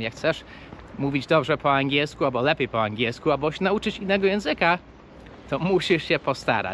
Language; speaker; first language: Polish; non-native, fluent; English